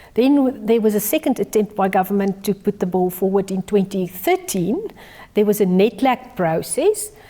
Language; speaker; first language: English; non-native, local second language; Afrikaans